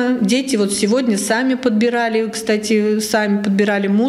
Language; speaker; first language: Russian; native; Russian